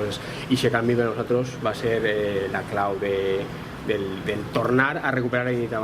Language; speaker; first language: Catalan; native; Catalan